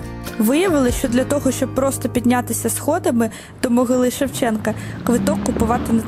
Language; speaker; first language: Ukrainian; native; Ukrainian